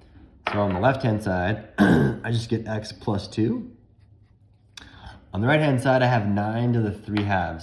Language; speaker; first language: English; native; English